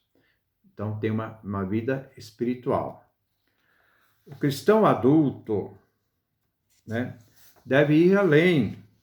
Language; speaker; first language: Portuguese; native; Portuguese